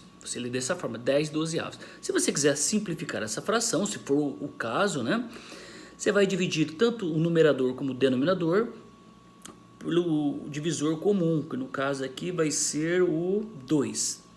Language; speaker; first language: Portuguese; native; Portuguese